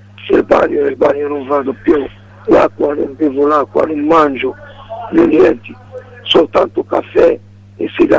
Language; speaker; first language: Italian; non-native, learner; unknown